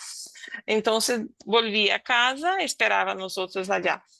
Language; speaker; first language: Spanish; non-native, learner; Portuguese